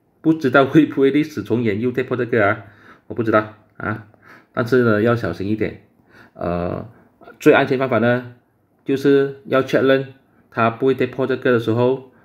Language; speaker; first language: Chinese; native; Chinese